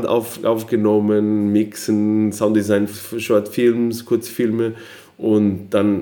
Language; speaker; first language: German; non-native, fluent; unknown